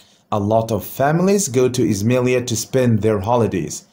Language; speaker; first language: English; non-native, fluent; Arabic